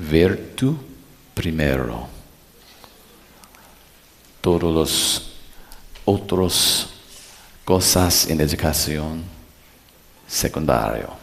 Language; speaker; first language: Spanish; non-native, learner; English